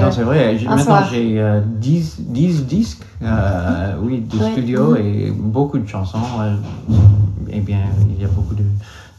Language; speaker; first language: French; non-native, local second language; English